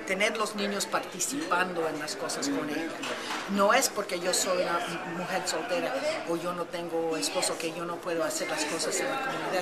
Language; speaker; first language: Spanish; early bilingual, heritage; Spanish